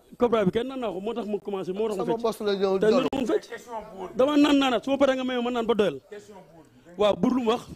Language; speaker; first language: Wolof; native; Wolof